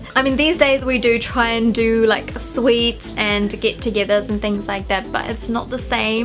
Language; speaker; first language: English; early bilingual, other home language; Sinhala